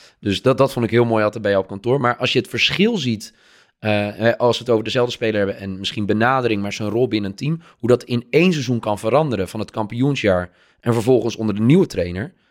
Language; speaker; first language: Dutch; native; Dutch